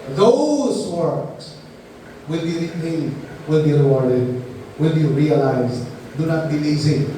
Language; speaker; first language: English; non-native, local second language; Filipino